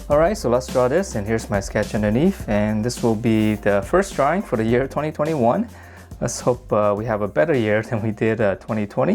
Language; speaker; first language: English; native; English